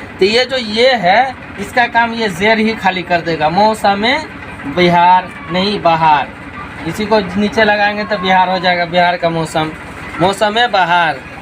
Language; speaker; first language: Hindi; native; Hindi